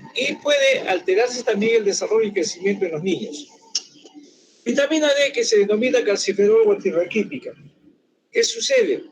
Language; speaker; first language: Spanish; native; Spanish